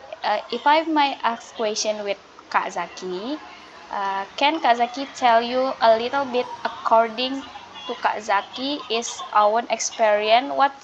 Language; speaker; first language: English; non-native, learner; Indonesian